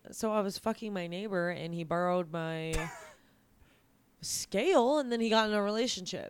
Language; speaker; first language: English; native; English